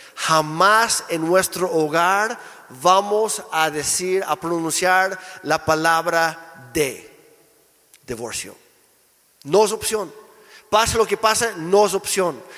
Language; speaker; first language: Spanish; non-native, fluent; English